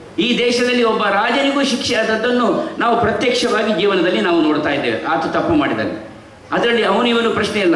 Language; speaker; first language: Kannada; non-native, local second language; Tulu